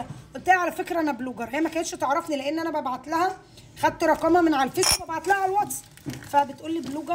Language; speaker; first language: Arabic; native; Arabic